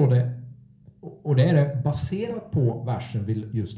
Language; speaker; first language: Swedish; non-native, fluent; English